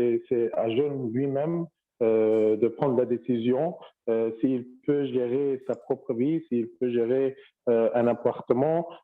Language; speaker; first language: French; non-native, fluent; Arabic